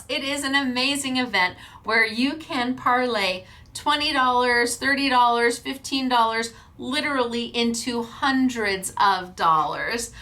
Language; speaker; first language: English; native; English